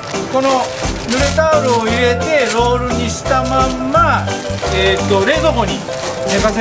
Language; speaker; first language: Japanese; native; Japanese